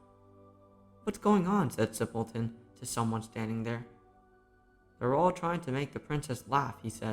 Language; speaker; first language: English; native; English